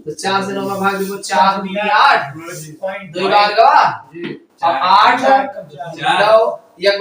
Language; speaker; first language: Hindi; native; Hindi